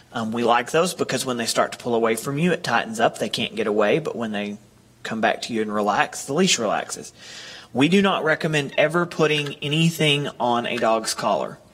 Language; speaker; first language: English; native; English